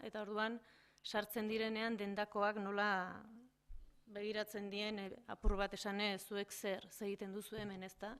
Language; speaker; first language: Basque; native; Basque